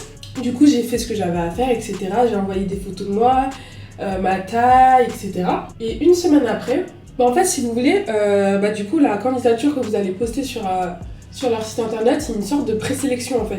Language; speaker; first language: French; native; French